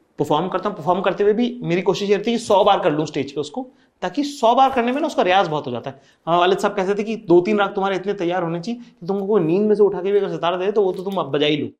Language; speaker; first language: Hindi; native; Hindi